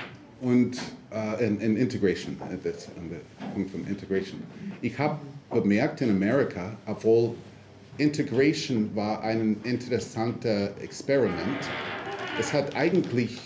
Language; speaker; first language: German; non-native, fluent; English